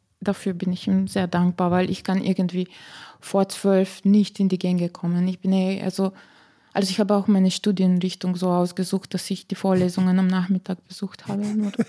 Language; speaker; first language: German; non-native, fluent; Slovenian